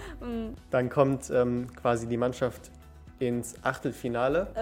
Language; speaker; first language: German; early bilingual, other home language; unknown